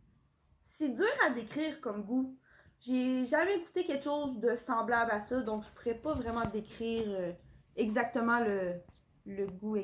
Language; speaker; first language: French; native; French